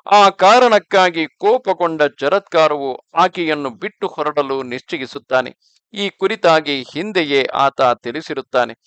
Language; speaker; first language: Kannada; native; Kannada